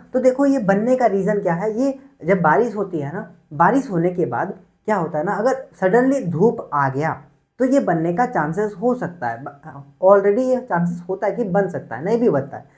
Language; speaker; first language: Hindi; native; Hindi